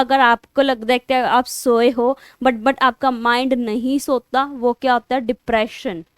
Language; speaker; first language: Hindi; non-native, local second language; Punjabi